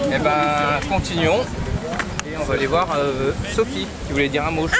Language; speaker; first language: French; native; French